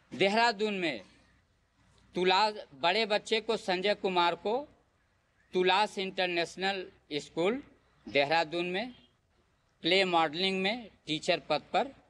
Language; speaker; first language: Hindi; native; Hindi